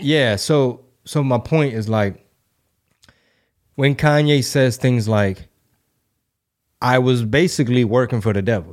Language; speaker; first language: English; early bilingual, other home language; Spanish